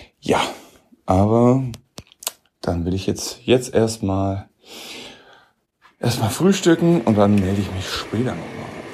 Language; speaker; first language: German; native; German